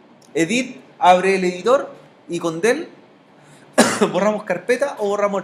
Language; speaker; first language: Spanish; native; Spanish